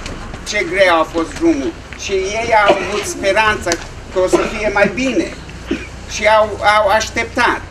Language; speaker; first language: Romanian; non-native, local second language; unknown